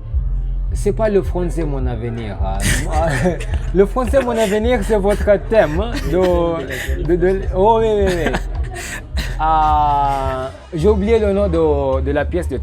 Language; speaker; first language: French; non-native, learner; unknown